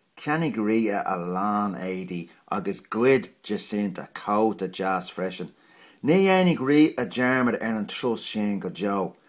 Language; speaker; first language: Irish; non-native, local second language; English